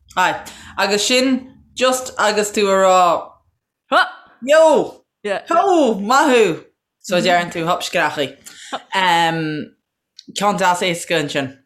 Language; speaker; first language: Irish; native; Irish